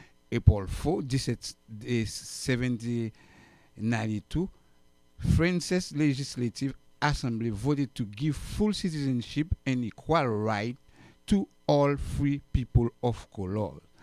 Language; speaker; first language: English; non-native, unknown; Haitian Creole